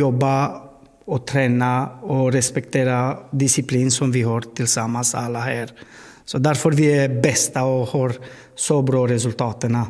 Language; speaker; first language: Swedish; non-native, learner; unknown